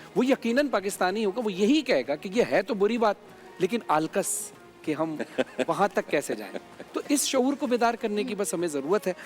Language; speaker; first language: Urdu; native; Urdu